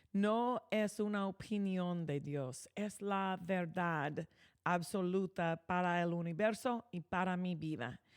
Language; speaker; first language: Spanish; non-native, fluent; English